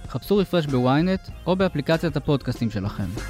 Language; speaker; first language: Hebrew; native; Hebrew